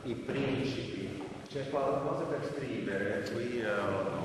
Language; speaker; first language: Italian; non-native, fluent; English